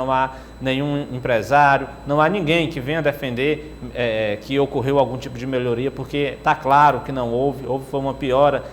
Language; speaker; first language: Portuguese; native; Portuguese